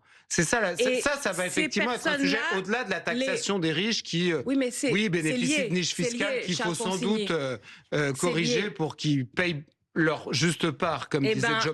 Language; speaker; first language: French; native; French